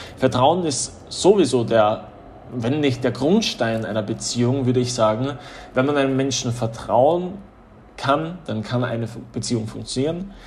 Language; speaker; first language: German; early bilingual, other home language; Polish